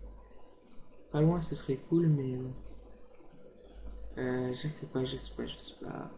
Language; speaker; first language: French; native; French